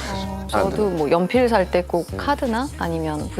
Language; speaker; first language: Korean; native; Korean